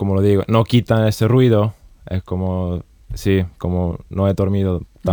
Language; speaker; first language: Spanish; non-native, fluent; Estonian